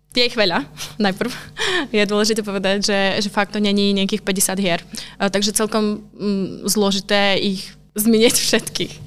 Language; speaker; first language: Slovak; non-native, local second language; Hungarian